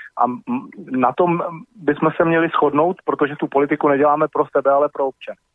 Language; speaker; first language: Czech; native; Czech